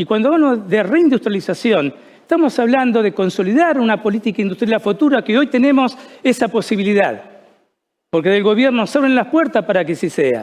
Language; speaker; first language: Spanish; native; Spanish